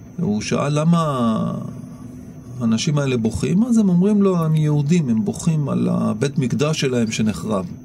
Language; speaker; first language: Hebrew; native; Hebrew